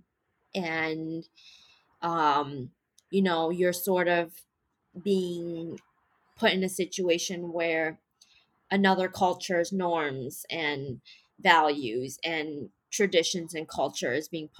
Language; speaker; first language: English; native; English